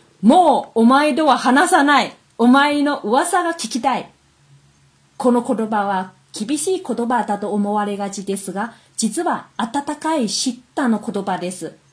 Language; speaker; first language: Japanese; non-native, fluent; Chinese